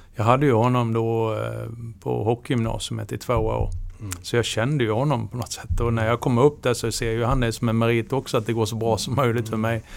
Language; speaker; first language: Swedish; native; Swedish